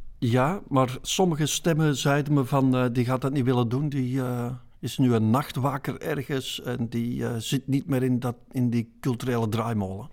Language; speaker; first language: Dutch; native; Dutch